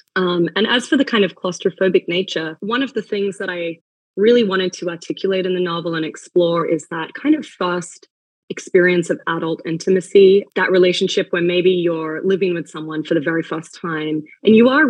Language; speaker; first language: English; native; English